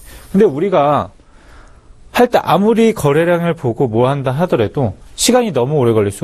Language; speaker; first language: Korean; native; Korean